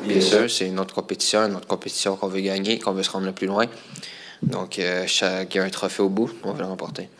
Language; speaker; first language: French; native; French